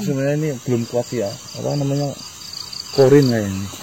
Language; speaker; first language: Indonesian; native; Indonesian